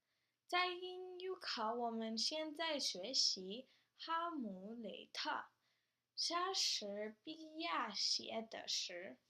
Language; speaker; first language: Chinese; non-native, learner; Spanish